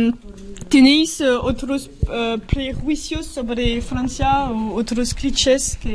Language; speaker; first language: Spanish; non-native, learner; French